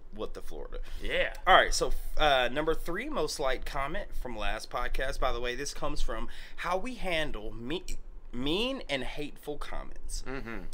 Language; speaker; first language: English; native; English